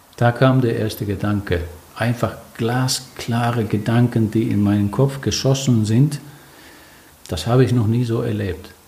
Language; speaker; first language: German; non-native, fluent; Finnish